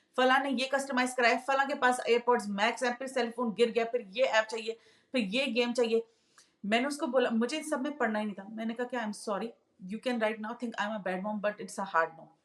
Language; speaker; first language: Urdu; native; Urdu